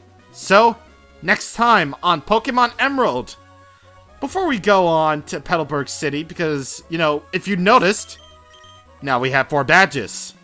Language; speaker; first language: English; native; English